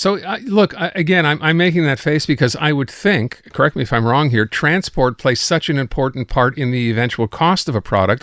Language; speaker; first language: English; native; English